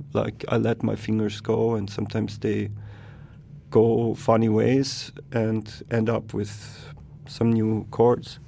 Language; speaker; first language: English; non-native, fluent; German